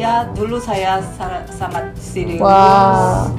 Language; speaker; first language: Indonesian; non-native, fluent; Korean